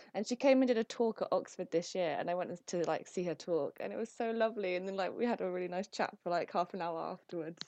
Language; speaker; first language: English; early bilingual, other home language; Italian